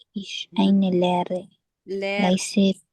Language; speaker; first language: German; non-native, learner; Filipino